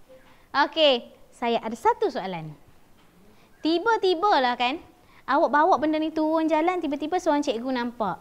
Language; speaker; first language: Malay; native; Malay